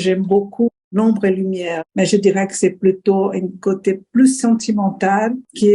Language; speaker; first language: French; non-native, fluent; Portuguese